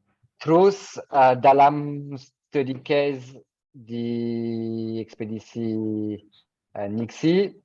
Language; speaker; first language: Indonesian; non-native, fluent; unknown